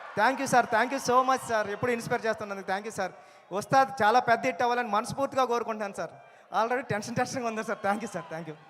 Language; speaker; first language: Telugu; native; Telugu